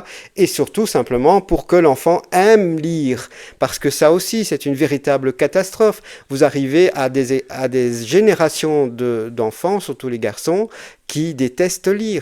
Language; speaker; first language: French; native; French